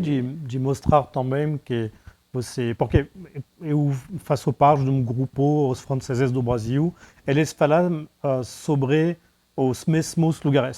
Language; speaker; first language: Portuguese; non-native, fluent; French